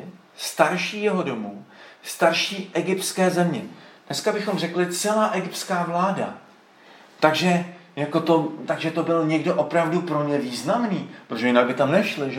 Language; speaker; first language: Czech; native; Czech